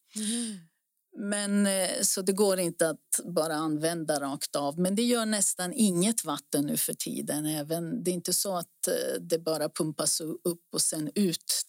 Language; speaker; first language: Swedish; early bilingual, other home language; Greek